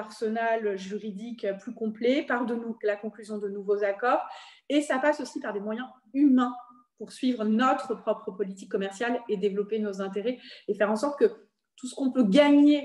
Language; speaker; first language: French; native; French